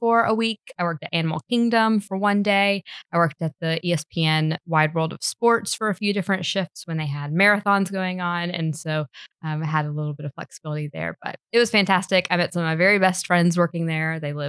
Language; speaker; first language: English; native; English